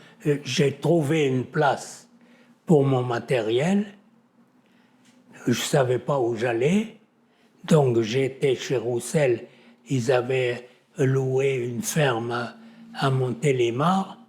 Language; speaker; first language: French; native; French